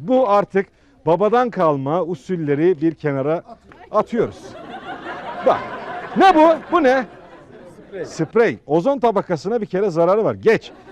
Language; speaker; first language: Turkish; native; Turkish